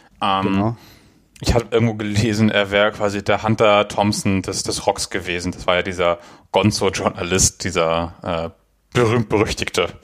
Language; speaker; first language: German; native; German